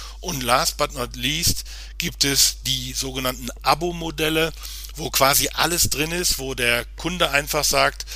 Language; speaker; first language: German; native; German